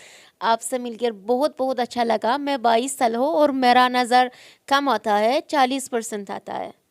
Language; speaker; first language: Hindi; non-native, learner; Persian